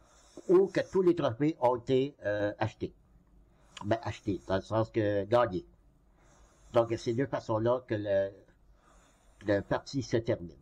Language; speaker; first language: French; native; French